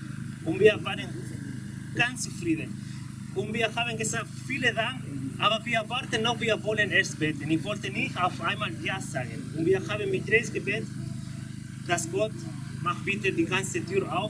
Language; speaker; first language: German; non-native, learner; Spanish